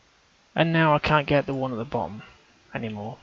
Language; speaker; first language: English; native; English